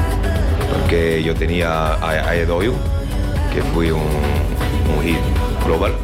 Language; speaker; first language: Spanish; non-native, learner; French